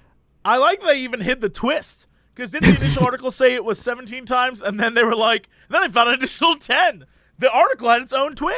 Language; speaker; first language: English; native; English